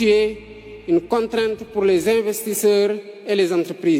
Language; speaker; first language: French; non-native, local second language; Serer